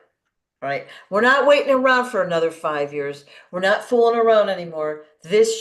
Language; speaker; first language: English; native; English